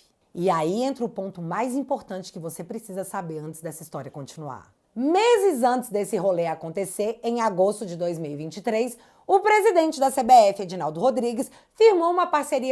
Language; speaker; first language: Portuguese; native; Portuguese